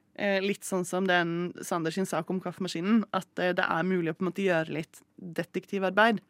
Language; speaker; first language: Norwegian; native; Norwegian